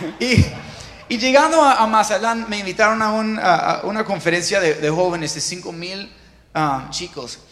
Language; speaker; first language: Spanish; non-native, fluent; English